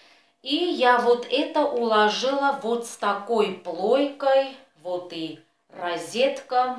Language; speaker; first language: Russian; non-native, fluent; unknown